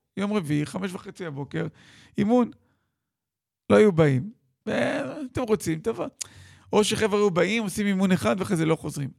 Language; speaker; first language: Hebrew; native; Hebrew